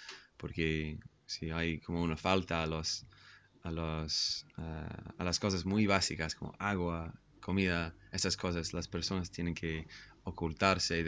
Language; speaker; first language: Spanish; non-native, fluent; English